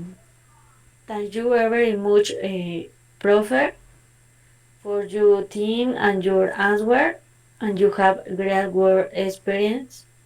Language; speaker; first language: English; non-native, learner; Spanish